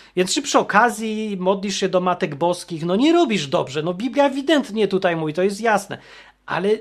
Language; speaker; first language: Polish; native; Polish